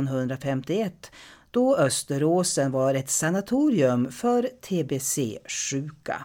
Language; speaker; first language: Swedish; native; Swedish